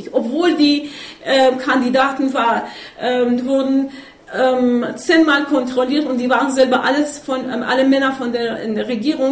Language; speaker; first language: German; non-native, fluent; Persian